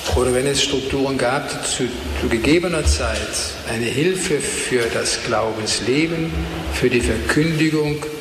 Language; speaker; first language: German; native; German